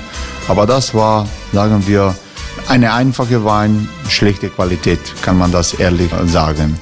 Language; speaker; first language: German; non-native, learner; Croatian